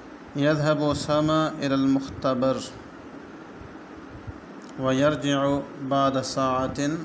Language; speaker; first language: Arabic; non-native, fluent; Urdu